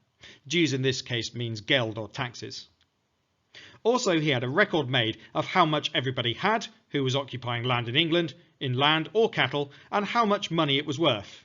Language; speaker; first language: English; native; English